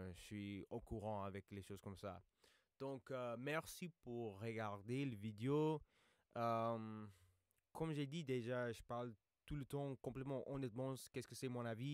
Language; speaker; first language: French; non-native, fluent; English